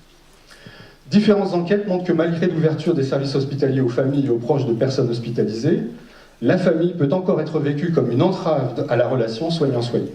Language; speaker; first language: French; native; French